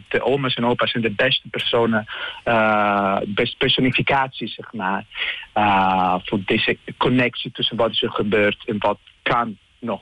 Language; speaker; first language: Dutch; non-native, fluent; Italian